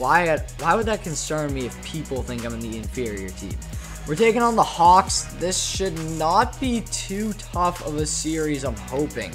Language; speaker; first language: English; native; English